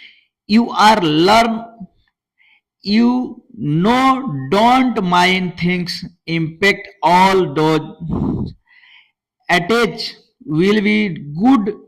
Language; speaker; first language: English; non-native, local second language; Hindi